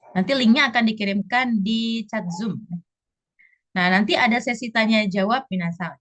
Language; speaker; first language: Indonesian; native; Indonesian